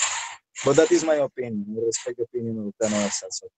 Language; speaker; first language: English; non-native, learner; Spanish